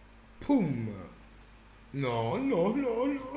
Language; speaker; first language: Spanish; non-native, learner; Italian